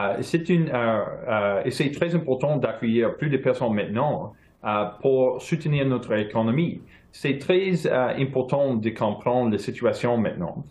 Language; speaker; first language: French; non-native, local second language; English